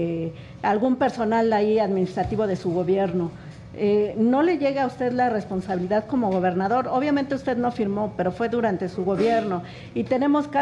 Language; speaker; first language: Spanish; native; Spanish